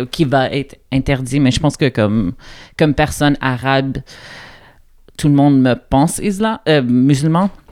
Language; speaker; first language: French; non-native, local second language; English